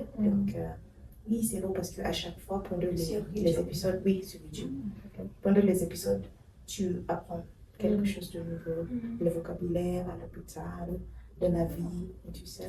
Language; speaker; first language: French; non-native, fluent; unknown